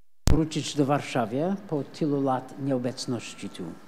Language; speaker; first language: Polish; non-native, fluent; English